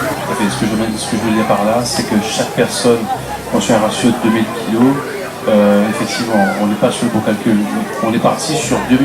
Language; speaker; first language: French; native; French